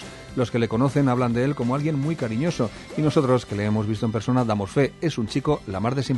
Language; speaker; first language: Spanish; native; Spanish